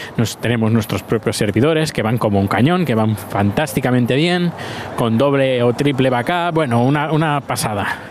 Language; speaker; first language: Spanish; native; Spanish